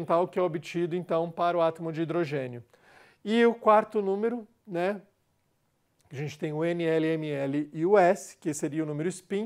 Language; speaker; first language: Portuguese; native; Portuguese